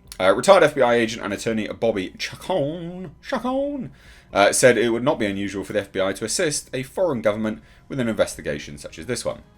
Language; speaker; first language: English; native; English